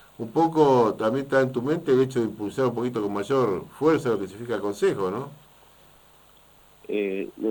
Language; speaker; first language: Spanish; native; Spanish